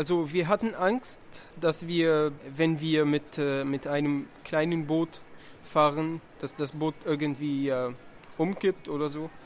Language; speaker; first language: German; non-native, learner; Arabic